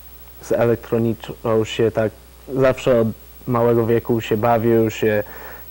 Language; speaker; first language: Polish; early bilingual, heritage; Polish